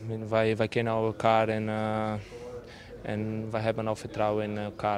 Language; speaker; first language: Dutch; non-native, fluent; Portuguese